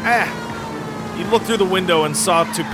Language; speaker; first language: English; native; English